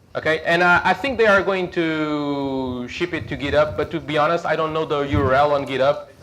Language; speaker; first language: English; non-native, fluent; Portuguese